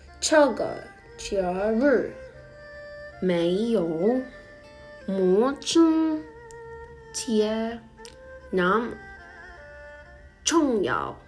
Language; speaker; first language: Chinese; non-native, learner; Spanish